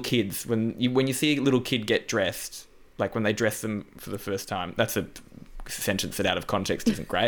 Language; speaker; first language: English; native; English